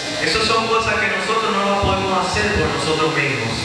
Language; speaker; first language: Spanish; native; Spanish